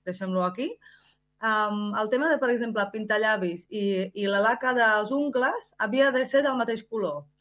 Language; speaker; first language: Catalan; non-native, fluent; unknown